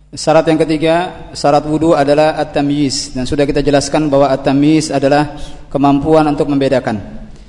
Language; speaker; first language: Indonesian; native; Indonesian